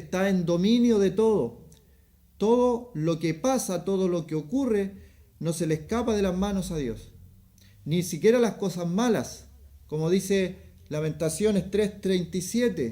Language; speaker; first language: Spanish; native; Spanish